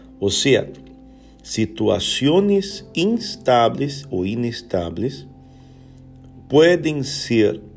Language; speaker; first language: Portuguese; non-native, learner; Spanish